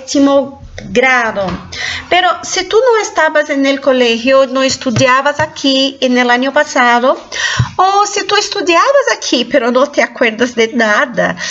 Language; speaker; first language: Spanish; non-native, fluent; Portuguese